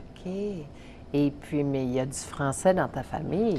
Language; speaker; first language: French; native; French